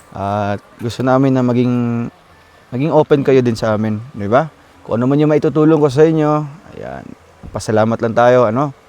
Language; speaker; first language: Filipino; non-native, local second language; Cebuano